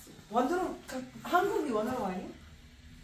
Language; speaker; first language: Korean; non-native, learner; Arabic